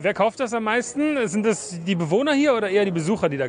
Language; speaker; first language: German; native; German